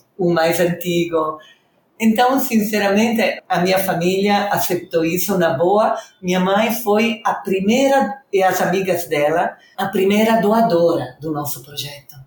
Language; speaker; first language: Portuguese; non-native, fluent; Italian